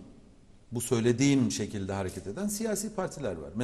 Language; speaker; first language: Turkish; native; Turkish